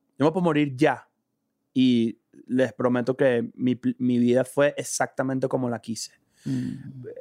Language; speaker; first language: Spanish; native; Spanish